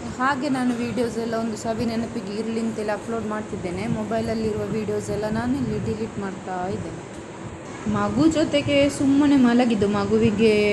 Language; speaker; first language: Kannada; non-native, local second language; Tulu